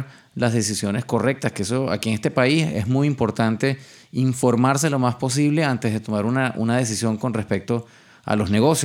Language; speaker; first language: Spanish; native; Spanish